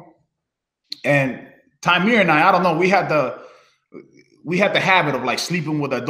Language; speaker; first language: English; early bilingual, other home language; Spanish